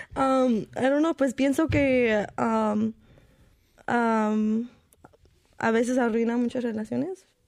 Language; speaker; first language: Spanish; early bilingual, heritage; Spanish